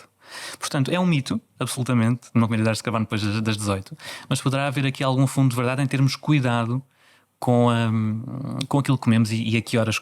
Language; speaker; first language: Portuguese; native; Portuguese